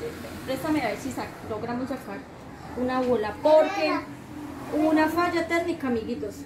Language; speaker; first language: Spanish; native; Spanish